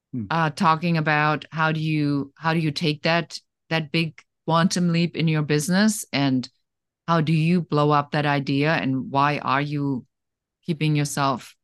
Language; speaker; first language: English; non-native, fluent; German